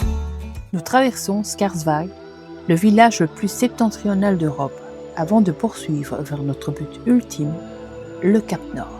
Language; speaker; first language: French; native; French